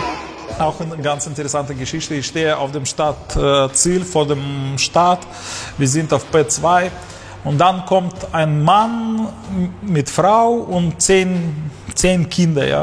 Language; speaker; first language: German; non-native, learner; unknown